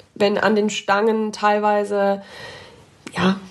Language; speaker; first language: German; native; German